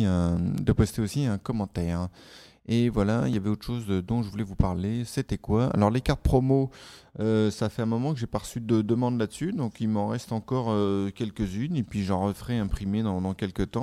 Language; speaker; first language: French; native; French